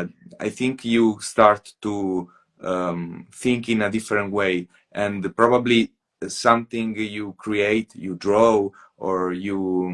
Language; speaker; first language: English; non-native, fluent; Italian